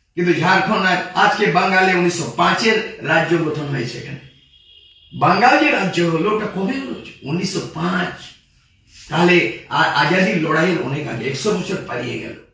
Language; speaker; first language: Bangla; non-native, local second language; Santali